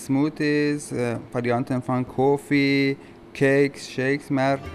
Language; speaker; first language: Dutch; non-native, learner; Persian